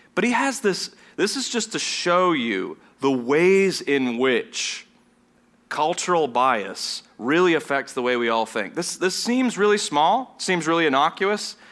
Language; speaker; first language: English; non-native, fluent; German